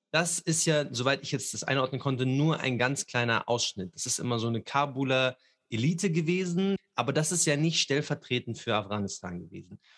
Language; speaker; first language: German; native; German